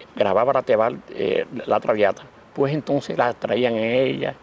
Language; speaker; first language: Spanish; native; Spanish